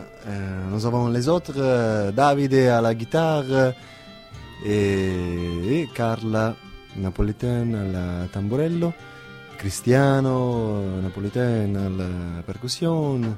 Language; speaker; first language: French; non-native, learner; Italian